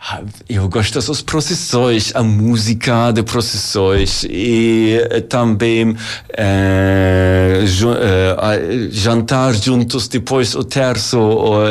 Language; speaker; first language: Portuguese; non-native, learner; German